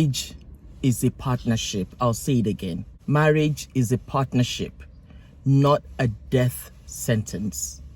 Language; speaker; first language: English; non-native, local second language; Yoruba